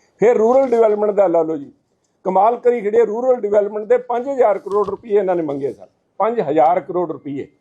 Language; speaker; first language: Punjabi; native; Punjabi